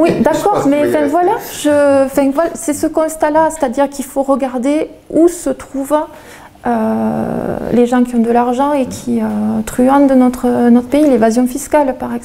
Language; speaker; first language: French; native; French